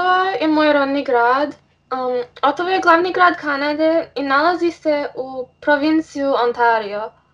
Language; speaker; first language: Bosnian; early bilingual, heritage; English